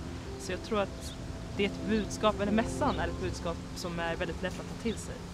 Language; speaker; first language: Swedish; native; Swedish